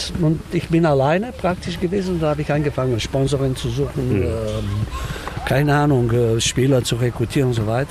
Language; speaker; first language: German; non-native, fluent; Romanian